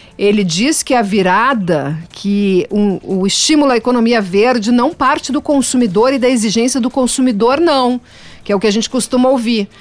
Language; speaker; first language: Portuguese; native; Portuguese